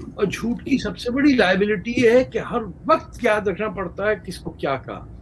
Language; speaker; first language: Urdu; native; Urdu